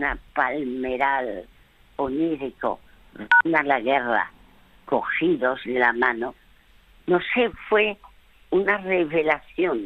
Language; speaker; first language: Spanish; early bilingual, other home language; French